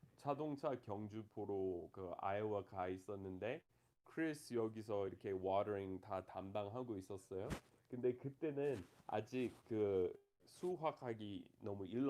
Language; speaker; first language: Korean; non-native, fluent; English